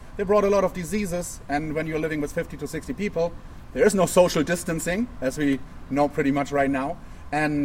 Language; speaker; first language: English; non-native, fluent; German